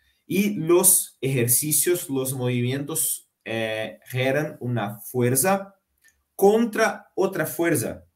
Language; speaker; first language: Spanish; non-native, fluent; Portuguese